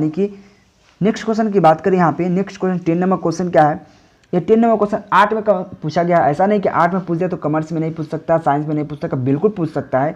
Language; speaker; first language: Hindi; native; Hindi